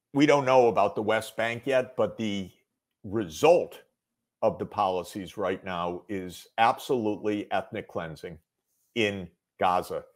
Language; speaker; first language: English; native; English